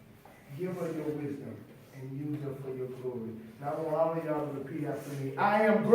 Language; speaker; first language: English; native; English